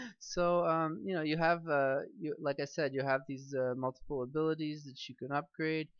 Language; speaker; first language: English; native; English